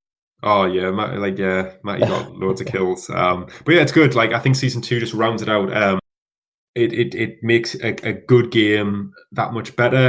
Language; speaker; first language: English; native; English